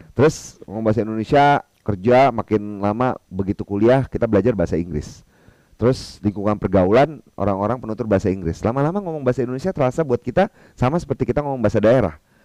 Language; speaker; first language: Indonesian; non-native, local second language; Minangkabau